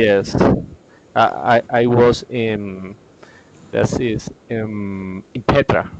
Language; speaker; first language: English; non-native, learner; Spanish